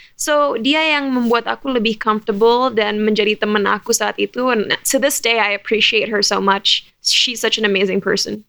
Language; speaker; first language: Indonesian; early bilingual, heritage; German